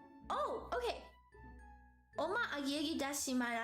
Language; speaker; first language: Korean; non-native, learner; English